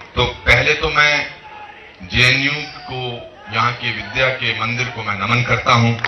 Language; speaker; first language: Hindi; native; Hindi